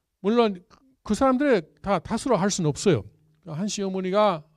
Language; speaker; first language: Korean; native; Korean